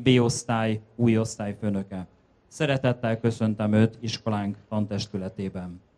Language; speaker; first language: Hungarian; native; Hungarian